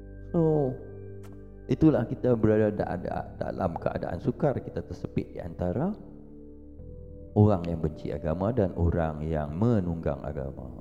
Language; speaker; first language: Malay; native; Malay